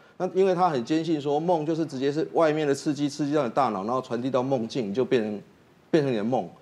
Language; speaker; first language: Chinese; native; Chinese